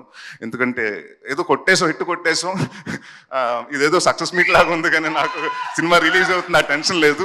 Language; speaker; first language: Telugu; native; Telugu